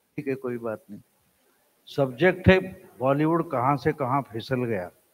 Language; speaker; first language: Hindi; non-native, local second language; Marathi